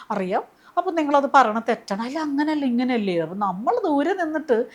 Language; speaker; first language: Malayalam; native; Malayalam